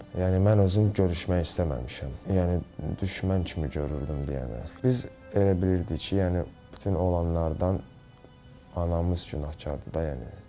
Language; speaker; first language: Azerbaijani; early bilingual, heritage; Azerbaijani